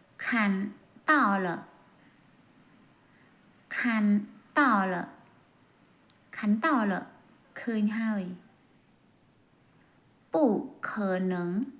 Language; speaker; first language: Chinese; non-native, learner; Khmer